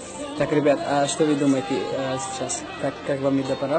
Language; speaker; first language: Russian; non-native, learner; Arabic